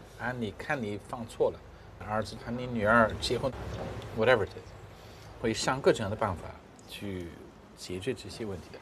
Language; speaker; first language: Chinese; non-native, fluent; English